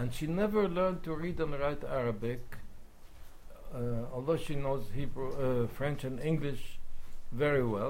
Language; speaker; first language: English; non-native, fluent; Arabic